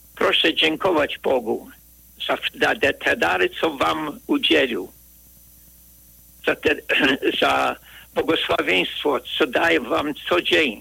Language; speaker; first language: Polish; early bilingual, heritage; Polish